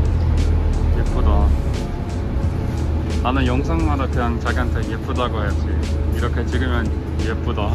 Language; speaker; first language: Korean; non-native, fluent; English